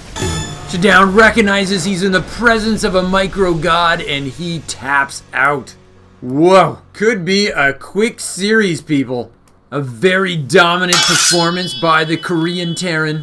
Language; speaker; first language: English; native; English